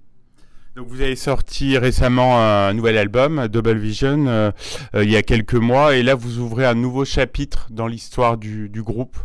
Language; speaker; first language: French; native; French